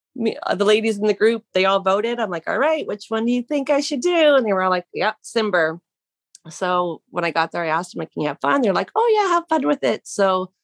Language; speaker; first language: English; native; English